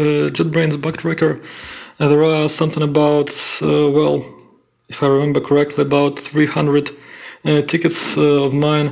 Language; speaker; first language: English; non-native, fluent; Russian